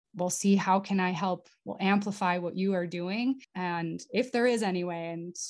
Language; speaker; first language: English; native; English